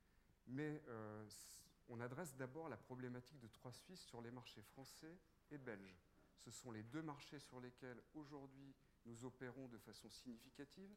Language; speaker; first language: French; native; French